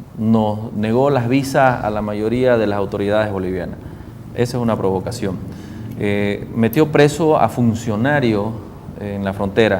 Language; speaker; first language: Spanish; native; Spanish